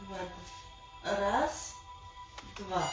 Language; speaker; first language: Russian; native; Russian